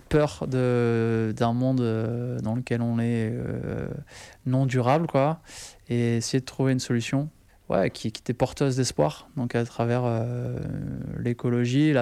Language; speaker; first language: French; native; French